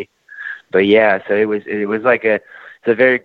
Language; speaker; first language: English; native; English